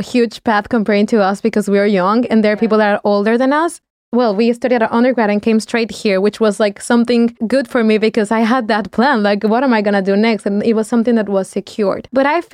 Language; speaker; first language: English; non-native, fluent; Spanish